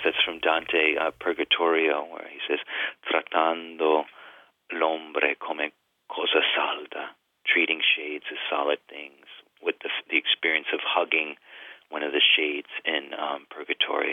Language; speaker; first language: English; native; English